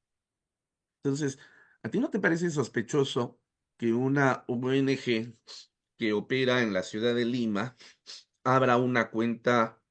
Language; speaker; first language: Spanish; native; Spanish